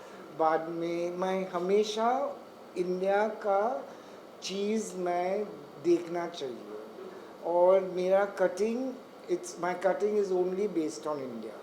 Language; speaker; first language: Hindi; non-native, local second language; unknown